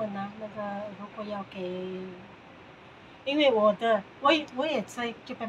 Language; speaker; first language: Chinese; non-native, learner; Filipino